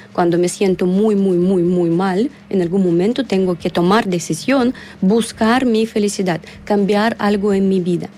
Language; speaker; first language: Spanish; non-native, learner; Russian